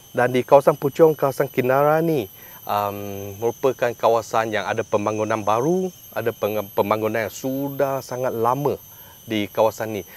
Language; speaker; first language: Malay; non-native, local second language; Chinese